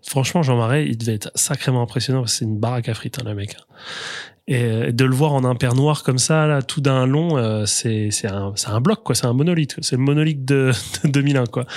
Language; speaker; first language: French; native; French